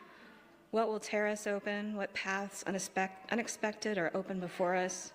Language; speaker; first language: English; native; English